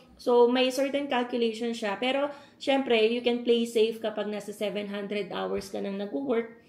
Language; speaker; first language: Filipino; native; Filipino